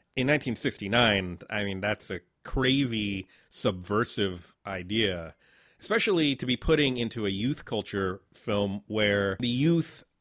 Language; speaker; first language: English; native; English